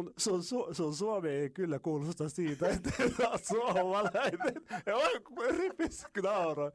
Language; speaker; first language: Finnish; non-native, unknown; Arabic